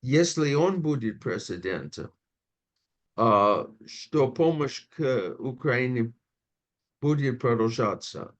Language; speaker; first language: Russian; non-native, fluent; English